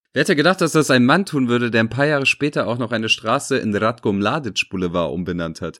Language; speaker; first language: German; early bilingual, other home language; Serbian